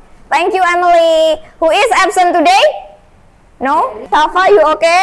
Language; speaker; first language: English; non-native, fluent; Indonesian